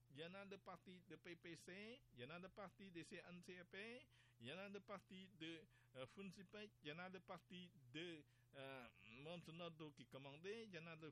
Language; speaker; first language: French; non-native, learner; Khmer